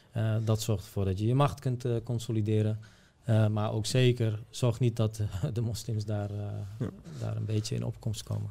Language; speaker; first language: Dutch; early bilingual, other home language; Bosnian